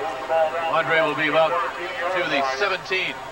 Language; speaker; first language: English; native; English